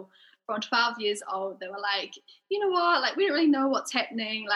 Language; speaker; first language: English; native; English